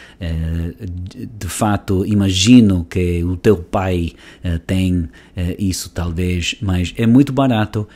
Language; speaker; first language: Portuguese; non-native, learner; Spanish